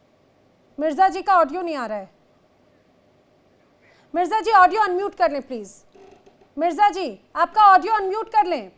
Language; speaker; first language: Hindi; native; Hindi